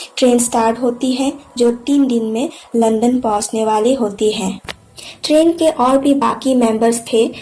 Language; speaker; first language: Hindi; non-native, local second language; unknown